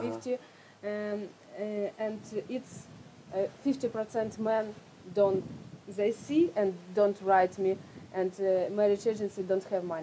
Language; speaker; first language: English; non-native, learner; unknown